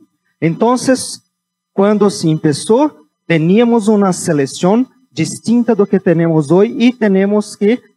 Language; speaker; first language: Spanish; non-native, fluent; Portuguese